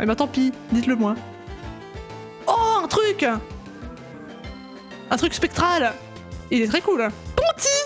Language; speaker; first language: French; native; French